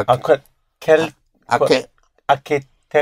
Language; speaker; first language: Italian; non-native, learner; English